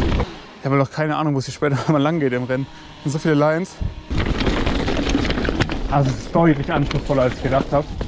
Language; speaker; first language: German; native; German